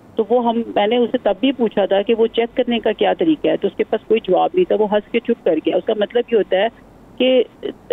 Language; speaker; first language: Urdu; non-native, local second language; Punjabi